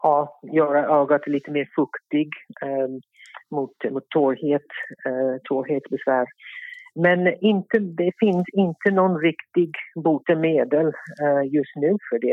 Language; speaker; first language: Swedish; non-native, fluent; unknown